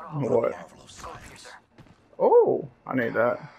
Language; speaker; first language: English; native; English